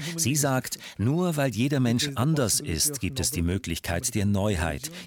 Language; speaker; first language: German; non-native, fluent; Hindi